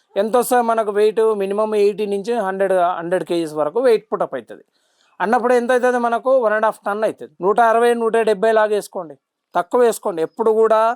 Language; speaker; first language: Telugu; native; Telugu